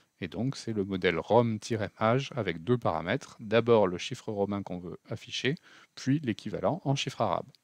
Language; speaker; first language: French; native; French